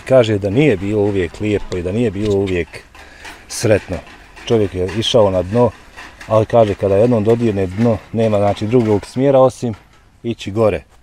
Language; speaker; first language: Bosnian; native; Bosnian